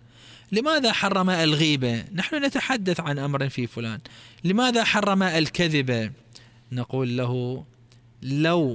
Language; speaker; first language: Arabic; native; Arabic